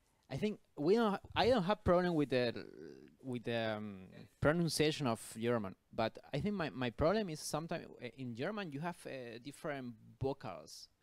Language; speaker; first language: English; non-native, learner; Spanish